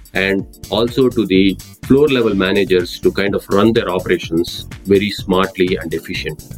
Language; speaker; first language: English; non-native, local second language; Tamil